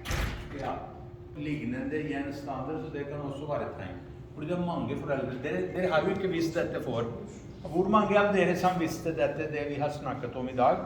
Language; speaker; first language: Norwegian; non-native, fluent; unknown